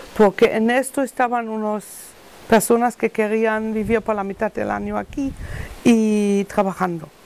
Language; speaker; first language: Spanish; non-native, learner; German